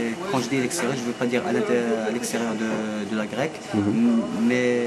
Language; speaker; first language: French; non-native, learner; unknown